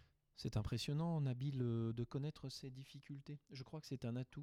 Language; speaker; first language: French; native; French